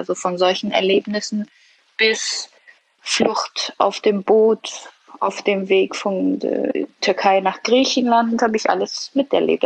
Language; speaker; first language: German; early bilingual, other home language; Persian